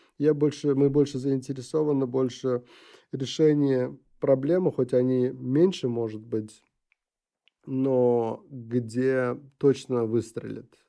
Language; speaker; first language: Russian; non-native, local second language; Uzbek